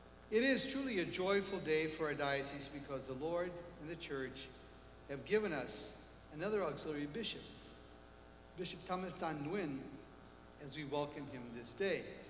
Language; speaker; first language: English; native; English